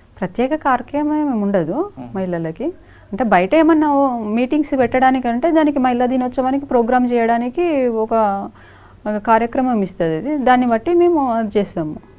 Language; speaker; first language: Telugu; native; Telugu